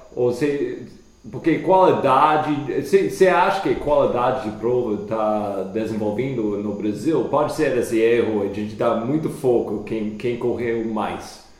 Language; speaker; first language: Portuguese; non-native, fluent; English